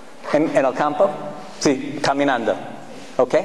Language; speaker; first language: Spanish; non-native, fluent; English